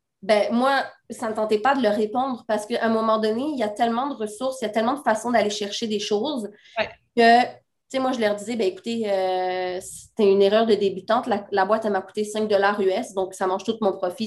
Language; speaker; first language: French; native; French